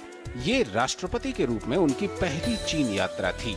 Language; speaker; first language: Hindi; native; Hindi